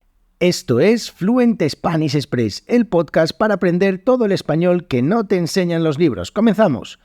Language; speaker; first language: Spanish; native; Spanish